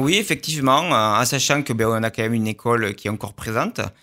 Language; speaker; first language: French; native; French